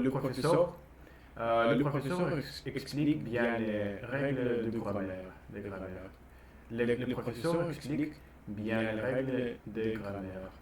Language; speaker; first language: French; non-native, learner; Russian